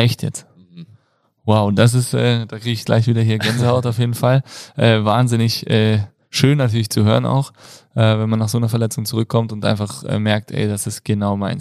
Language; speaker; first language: German; native; German